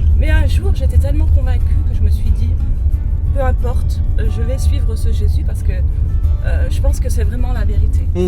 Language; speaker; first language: French; early bilingual, other home language; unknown